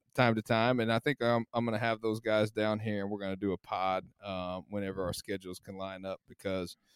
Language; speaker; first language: English; native; English